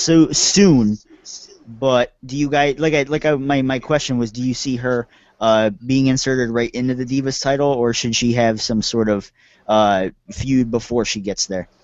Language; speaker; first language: English; native; English